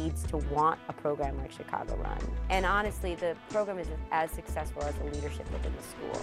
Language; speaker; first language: English; native; English